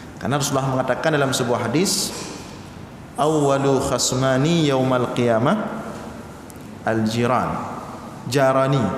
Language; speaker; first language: Malay; non-native, local second language; Achinese